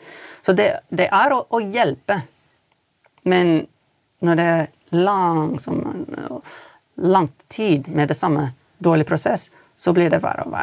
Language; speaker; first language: Swedish; non-native, learner; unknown